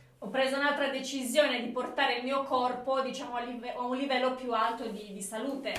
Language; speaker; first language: Italian; non-native, fluent; Romanian